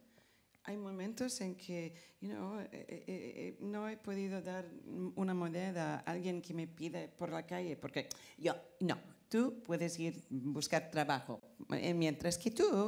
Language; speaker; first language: Spanish; non-native, fluent; English